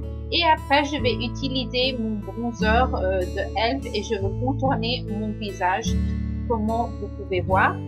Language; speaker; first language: French; non-native, learner; Spanish